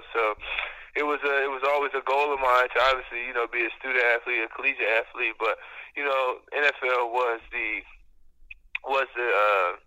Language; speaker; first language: English; native; English